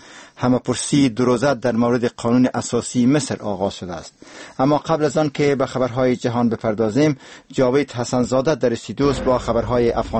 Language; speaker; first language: Persian; native; Persian